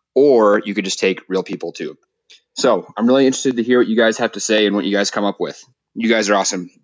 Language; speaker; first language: English; native; English